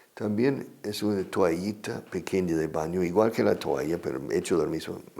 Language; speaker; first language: Spanish; non-native, fluent; English